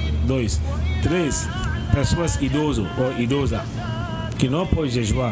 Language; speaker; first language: Portuguese; non-native, learner; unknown